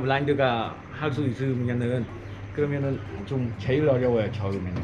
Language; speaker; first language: Korean; non-native, learner; Khmer